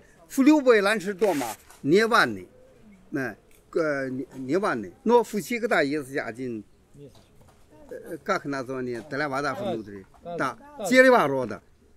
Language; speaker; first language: Russian; non-native, learner; Chinese